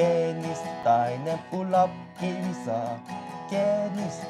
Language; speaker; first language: German; non-native, learner; English